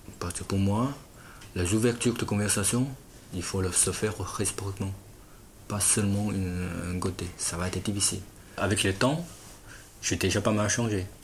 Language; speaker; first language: French; non-native, fluent; Chinese